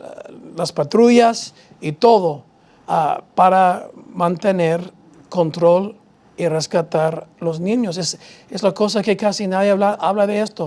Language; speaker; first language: Spanish; non-native, fluent; English